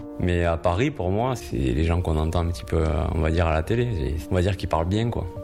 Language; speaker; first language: French; native; French